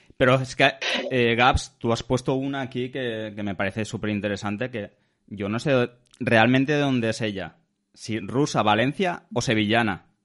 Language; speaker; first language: Spanish; native; Spanish